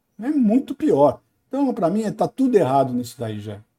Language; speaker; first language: Portuguese; native; Portuguese